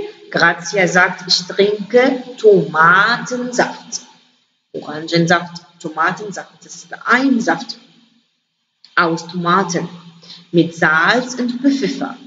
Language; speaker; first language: German; non-native, learner; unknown